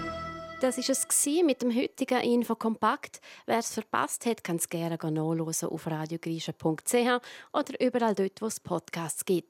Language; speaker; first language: German; native; German